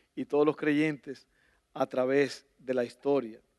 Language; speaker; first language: Spanish; native; Spanish